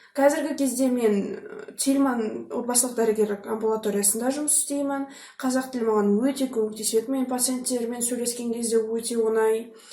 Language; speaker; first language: Kazakh; non-native, local second language; Russian